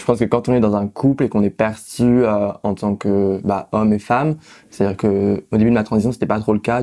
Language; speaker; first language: French; native; French